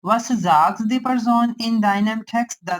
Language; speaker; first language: German; non-native, learner; Urdu